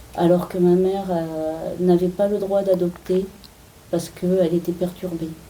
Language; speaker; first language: French; early bilingual, other home language; Korean